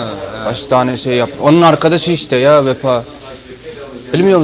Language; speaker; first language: Turkish; early bilingual, heritage; Turkmen